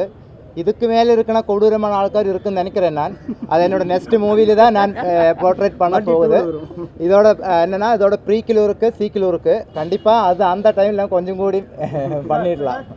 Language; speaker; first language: Tamil; non-native, local second language; Malayalam